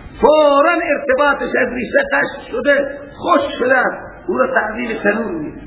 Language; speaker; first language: Persian; native; Persian